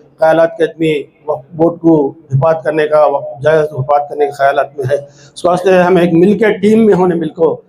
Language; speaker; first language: Urdu; native; Urdu